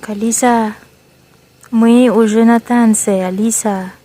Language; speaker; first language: Russian; non-native, fluent; Filipino